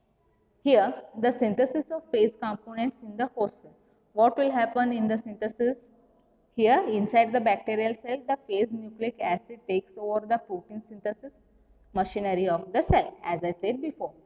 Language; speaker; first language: English; non-native, local second language; Kannada